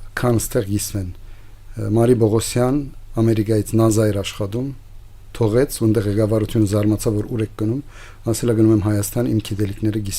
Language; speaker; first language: Armenian; early bilingual, heritage; Armenian